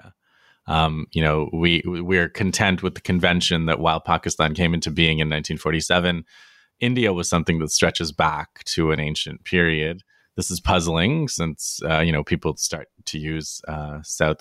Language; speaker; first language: English; native; English